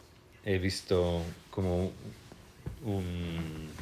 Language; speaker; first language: Spanish; non-native, fluent; English